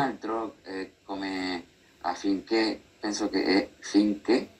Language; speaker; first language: Italian; non-native, learner; Spanish